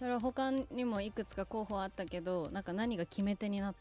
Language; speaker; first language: Japanese; native; Japanese